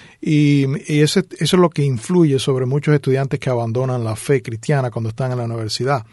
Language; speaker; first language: Spanish; native; Spanish